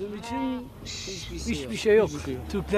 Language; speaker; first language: Turkish; non-native, local second language; Kurdish